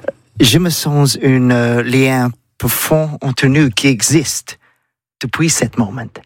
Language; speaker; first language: French; non-native, learner; English